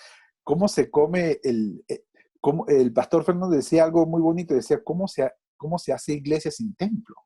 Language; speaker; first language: Spanish; native; Spanish